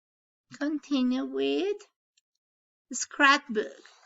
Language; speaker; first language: English; non-native, learner; Spanish